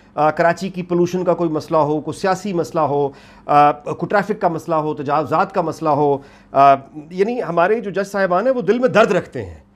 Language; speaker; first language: Urdu; native; Urdu